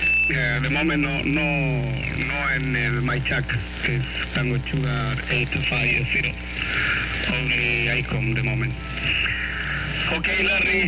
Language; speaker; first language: English; non-native, learner; Spanish